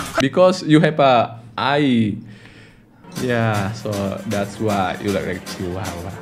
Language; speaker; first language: English; non-native, learner; Indonesian